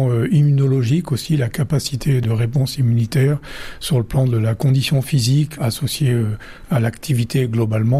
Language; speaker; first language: French; native; French